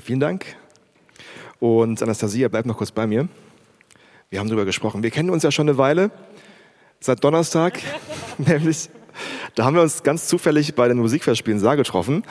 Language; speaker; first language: German; native; German